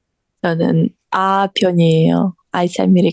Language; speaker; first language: Korean; non-native, fluent; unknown